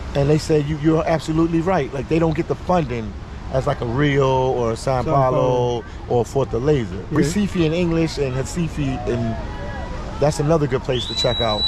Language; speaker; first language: English; native; English